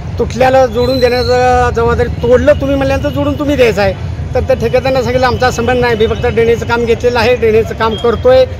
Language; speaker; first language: Marathi; native; Marathi